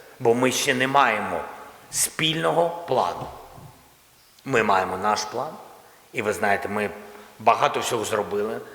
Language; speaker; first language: Ukrainian; non-native, local second language; Russian